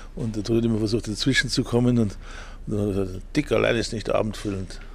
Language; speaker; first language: German; native; German